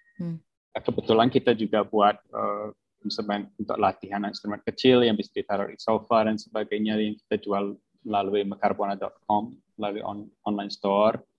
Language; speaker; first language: Indonesian; non-native, fluent; English